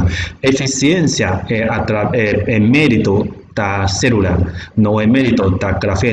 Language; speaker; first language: Portuguese; non-native, learner; Chinese